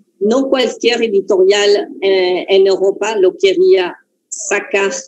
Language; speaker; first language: Spanish; non-native, fluent; French